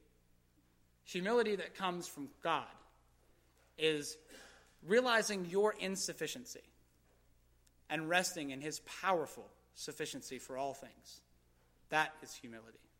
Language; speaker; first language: English; native; English